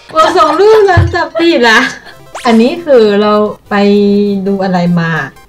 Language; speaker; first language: Thai; non-native, fluent; Chinese